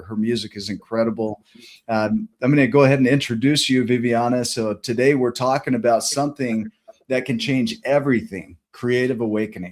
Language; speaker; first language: English; native; English